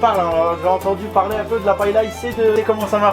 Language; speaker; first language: French; native; French